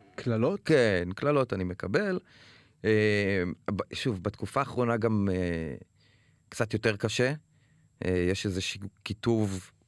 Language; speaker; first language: Hebrew; native; Hebrew